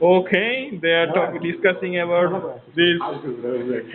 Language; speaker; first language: English; non-native, local second language; Bangla